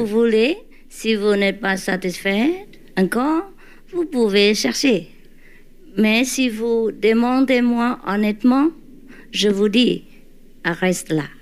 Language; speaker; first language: French; non-native, learner; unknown